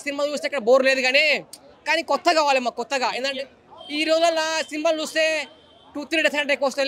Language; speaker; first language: Telugu; native; Telugu